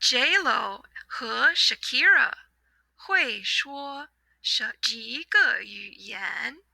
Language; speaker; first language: Chinese; non-native, fluent; English